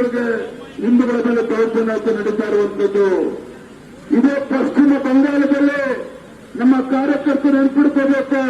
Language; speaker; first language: Kannada; native; Kannada